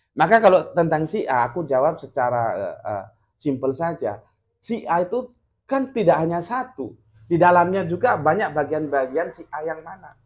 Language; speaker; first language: Indonesian; non-native, local second language; Javanese